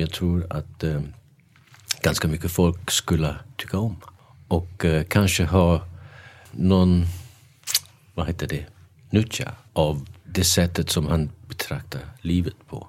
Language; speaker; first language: Swedish; non-native, fluent; Danish